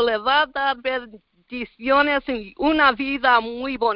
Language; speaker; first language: Spanish; early bilingual, heritage; Spanish